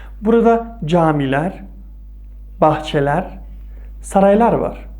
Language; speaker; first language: Turkish; non-native, fluent; Persian